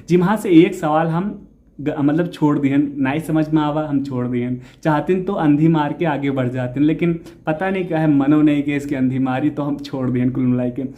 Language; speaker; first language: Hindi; native; Hindi